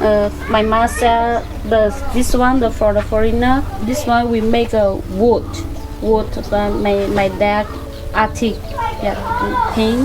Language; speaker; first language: English; non-native, learner; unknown